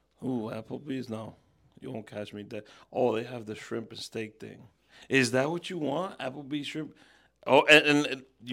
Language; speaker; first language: English; early bilingual, other home language; Spanish